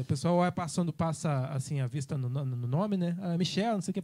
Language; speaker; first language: Portuguese; native; Portuguese